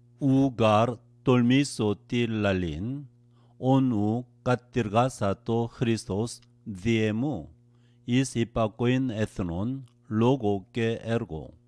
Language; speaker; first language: Greek; non-native, learner; Korean